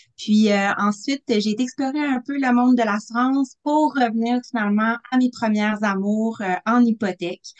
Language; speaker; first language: French; native; French